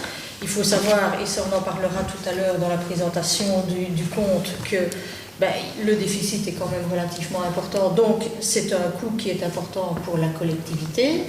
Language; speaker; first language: French; native; French